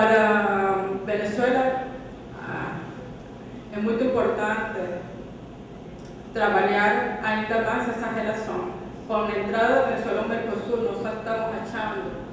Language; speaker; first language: Portuguese; non-native, fluent; Spanish